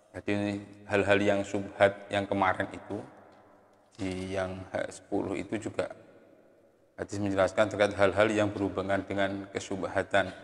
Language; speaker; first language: Indonesian; non-native, local second language; Javanese